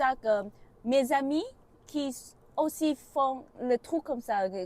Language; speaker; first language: French; non-native, learner; Vietnamese